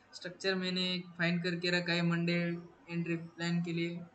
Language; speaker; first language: Hindi; non-native, local second language; Marathi